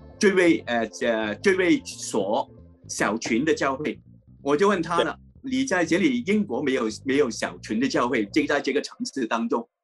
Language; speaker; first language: Chinese; non-native, local second language; Cantonese